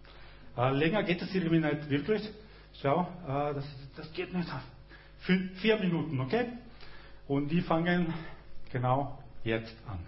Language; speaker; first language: German; non-native, fluent; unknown